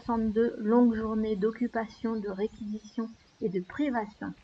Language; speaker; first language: French; native; French